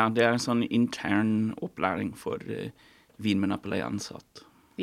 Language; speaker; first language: Norwegian; non-native, fluent; English